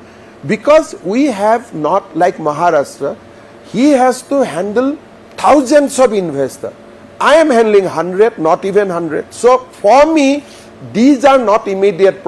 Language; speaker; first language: English; non-native, local second language; Assamese